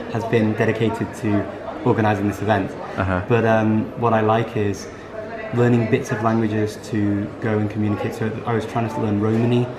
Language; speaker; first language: English; native; English